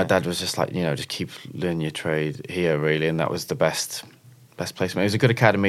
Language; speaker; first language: English; native; English